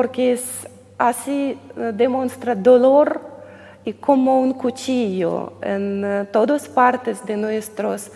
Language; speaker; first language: Spanish; non-native, learner; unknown